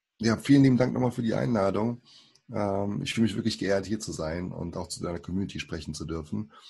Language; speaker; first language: German; early bilingual, other home language; Portuguese